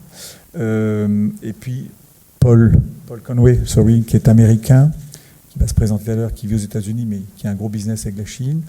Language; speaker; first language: French; native; French